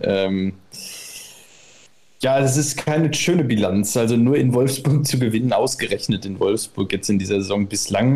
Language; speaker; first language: German; native; German